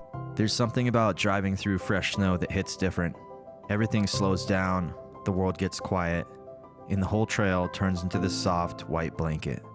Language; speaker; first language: English; native; English